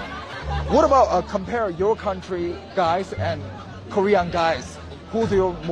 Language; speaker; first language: English; non-native, fluent; Korean